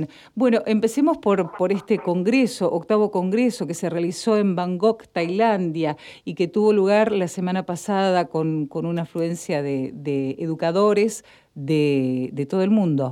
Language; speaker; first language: Spanish; native; Spanish